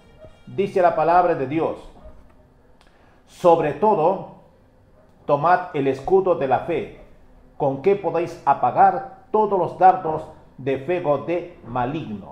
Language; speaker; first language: Spanish; native; Spanish